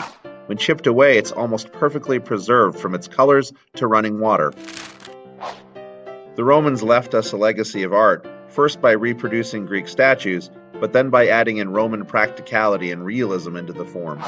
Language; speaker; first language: English; native; English